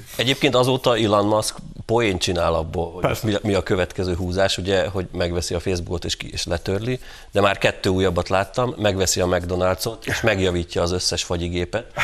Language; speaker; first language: Hungarian; native; Hungarian